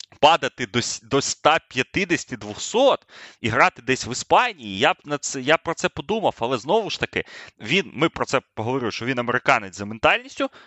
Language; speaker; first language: Ukrainian; native; Ukrainian